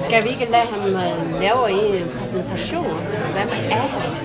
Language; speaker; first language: Danish; non-native, fluent; Chinese